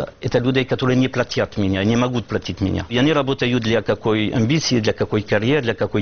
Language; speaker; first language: Russian; non-native, learner; French